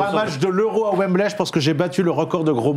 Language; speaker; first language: French; native; French